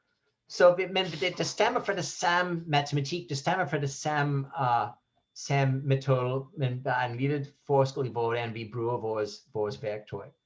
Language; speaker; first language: Danish; non-native, fluent; English